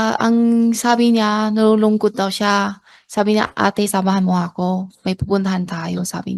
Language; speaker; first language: Filipino; non-native, learner; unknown